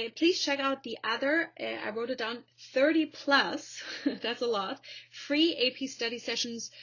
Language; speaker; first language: English; non-native, fluent; German